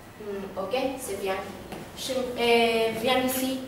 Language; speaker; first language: French; non-native, learner; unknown